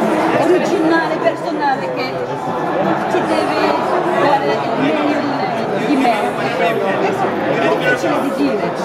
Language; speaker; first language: Italian; non-native, learner; French